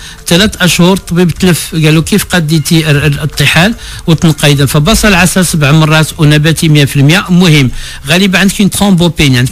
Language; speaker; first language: Arabic; native; Arabic